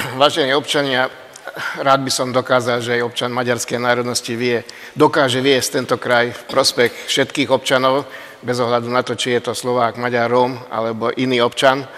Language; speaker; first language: Slovak; non-native, local second language; Hungarian